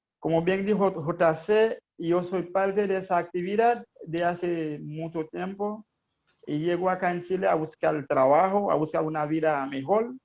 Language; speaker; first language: Spanish; non-native, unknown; Haitian Creole